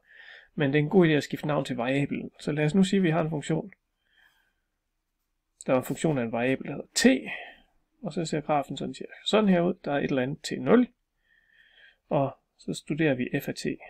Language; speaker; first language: Danish; native; Danish